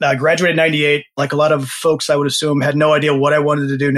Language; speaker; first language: English; native; English